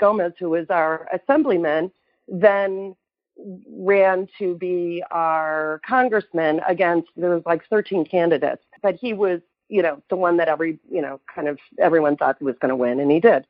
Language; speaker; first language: English; native; English